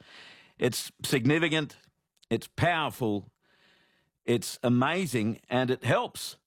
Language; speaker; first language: English; native; English